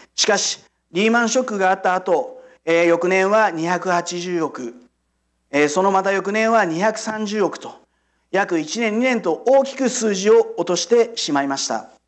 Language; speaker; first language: Japanese; native; Japanese